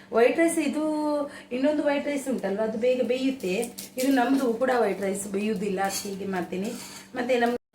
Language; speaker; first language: Kannada; native; Kannada